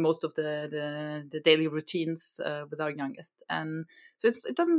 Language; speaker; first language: English; non-native, fluent; German